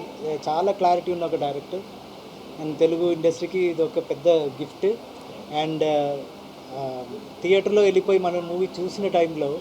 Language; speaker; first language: Telugu; non-native, fluent; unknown